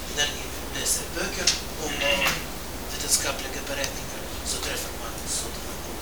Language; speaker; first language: Swedish; non-native, fluent; Russian